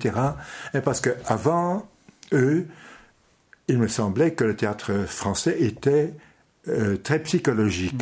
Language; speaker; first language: French; non-native, local second language; Dutch